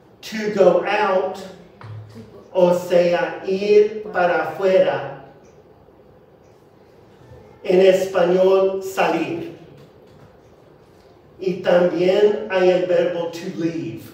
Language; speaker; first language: Spanish; non-native, fluent; English